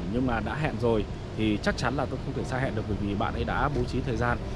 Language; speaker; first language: Vietnamese; native; Vietnamese